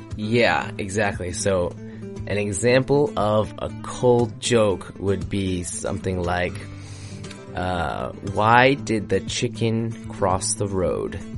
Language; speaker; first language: English; native; English